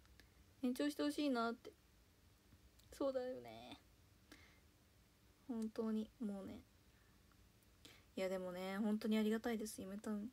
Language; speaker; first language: Japanese; native; Japanese